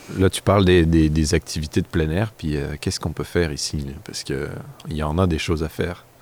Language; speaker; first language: French; native; French